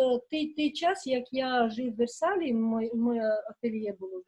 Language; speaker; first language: Ukrainian; non-native, local second language; Russian